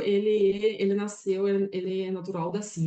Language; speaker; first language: Portuguese; non-native, fluent; Russian